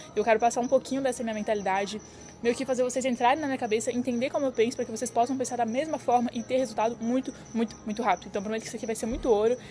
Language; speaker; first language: Portuguese; early bilingual, heritage; French